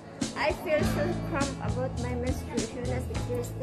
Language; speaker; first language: English; non-native, local second language; Filipino